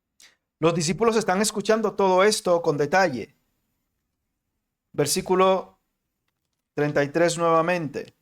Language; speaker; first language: Spanish; native; Spanish